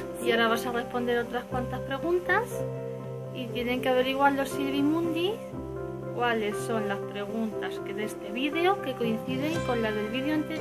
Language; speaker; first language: Spanish; native; Spanish